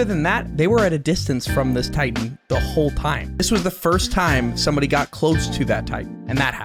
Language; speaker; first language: English; native; English